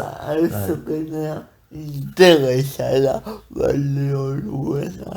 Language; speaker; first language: Basque; non-native, learner; Spanish